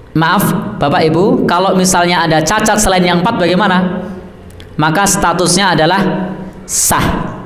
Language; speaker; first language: Indonesian; non-native, local second language; Javanese